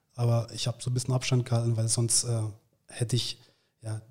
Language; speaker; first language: German; early bilingual, other home language; Turkish